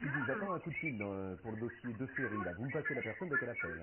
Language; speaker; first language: French; native; French